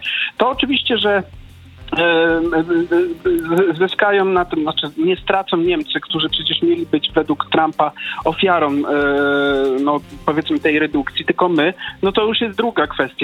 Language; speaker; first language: Polish; native; Polish